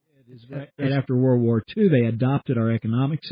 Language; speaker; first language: English; native; English